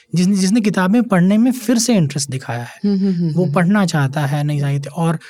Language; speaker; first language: Hindi; native; Hindi